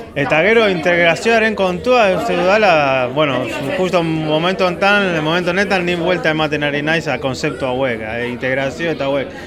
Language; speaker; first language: Basque; early bilingual, heritage; Spanish